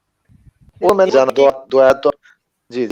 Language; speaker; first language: Hindi; non-native, learner; Bangla